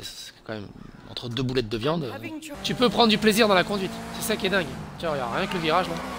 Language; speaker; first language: French; native; French